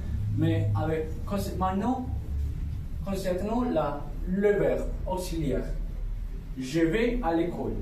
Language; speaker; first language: French; non-native, fluent; Spanish